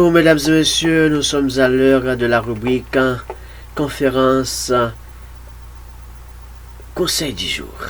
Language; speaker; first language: French; non-native, local second language; Haitian Creole